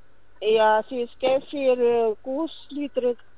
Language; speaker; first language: Estonian; non-native, learner; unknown